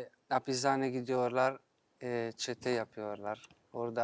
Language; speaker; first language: Turkish; non-native, fluent; Italian